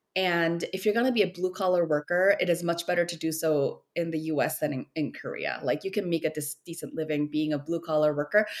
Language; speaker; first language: English; early bilingual, other home language; Korean